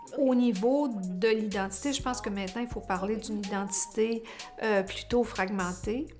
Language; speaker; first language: French; native; French